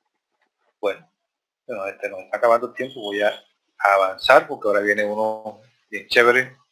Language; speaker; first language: Spanish; native; Spanish